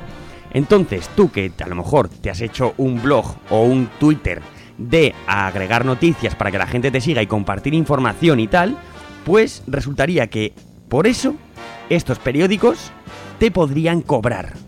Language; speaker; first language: Spanish; native; Spanish